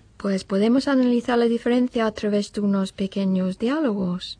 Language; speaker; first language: Spanish; non-native, fluent; English